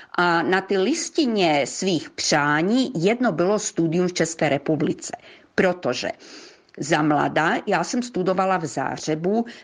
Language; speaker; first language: Czech; early bilingual, heritage; Croatian